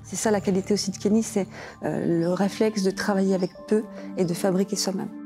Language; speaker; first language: French; native; French